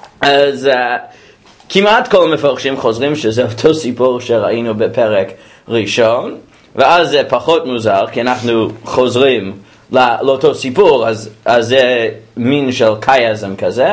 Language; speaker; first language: Hebrew; non-native, fluent; English